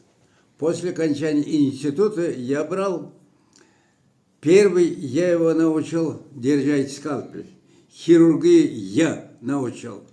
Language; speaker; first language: Russian; non-native, local second language; Kyrgyz